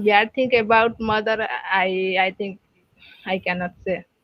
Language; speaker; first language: English; non-native, learner; Odia